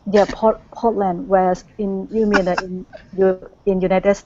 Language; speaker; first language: English; non-native, learner; Thai